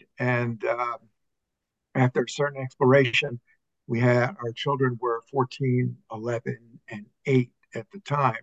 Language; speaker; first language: English; native; English